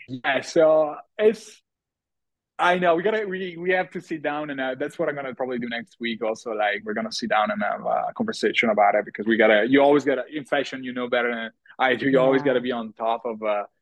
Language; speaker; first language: English; non-native, fluent; Italian